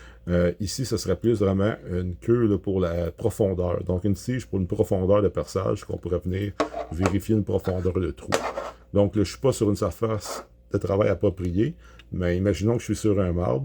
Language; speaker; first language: French; native; French